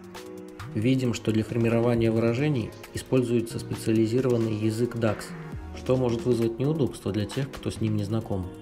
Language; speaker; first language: Russian; native; Russian